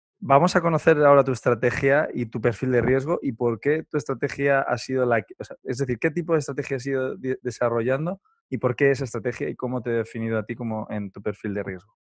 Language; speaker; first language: Spanish; native; Spanish